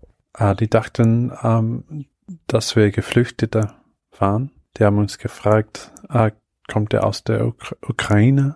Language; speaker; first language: German; non-native, fluent; English